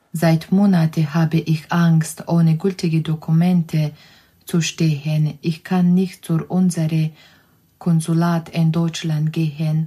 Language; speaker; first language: German; non-native, learner; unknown